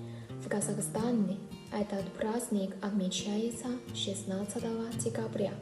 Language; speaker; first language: Russian; non-native, learner; Chinese